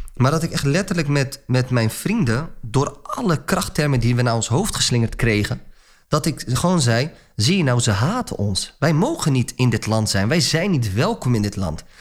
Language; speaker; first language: Dutch; early bilingual, other home language; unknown